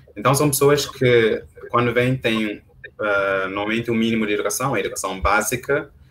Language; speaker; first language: Portuguese; non-native, local second language; Kabuverdianu